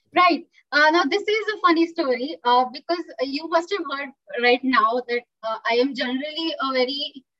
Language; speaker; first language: English; non-native, local second language; Marathi